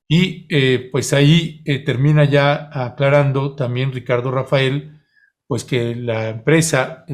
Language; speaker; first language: Spanish; native; Spanish